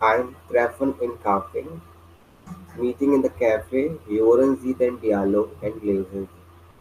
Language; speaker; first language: German; non-native, fluent; Hindi